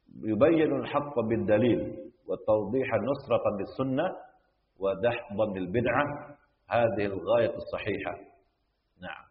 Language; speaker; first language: Arabic; non-native, fluent; Indonesian